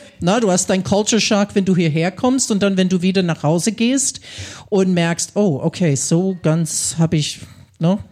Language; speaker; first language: German; non-native, fluent; English